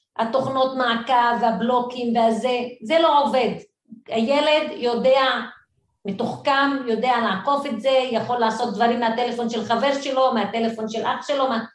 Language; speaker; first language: Hebrew; non-native, local second language; Arabic